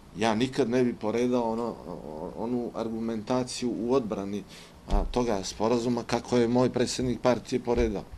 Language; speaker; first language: Bosnian; native; Bosnian